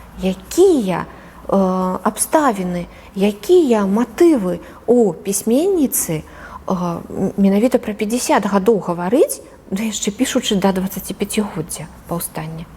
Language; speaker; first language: Belarusian; native; Belarusian